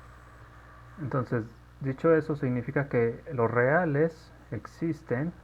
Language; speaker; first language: Spanish; native; Spanish